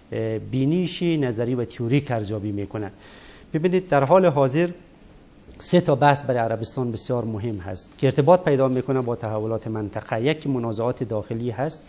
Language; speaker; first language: Persian; native; Persian